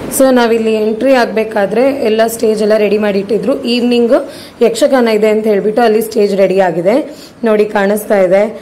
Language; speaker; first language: Kannada; non-native, local second language; Tulu